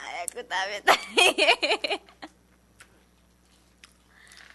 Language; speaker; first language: Japanese; non-native, learner; Nepali